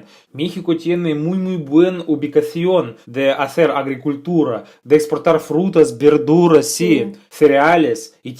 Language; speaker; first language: Spanish; non-native, fluent; Russian